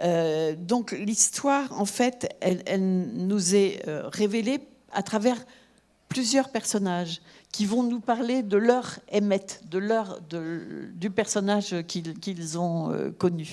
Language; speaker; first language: French; native; French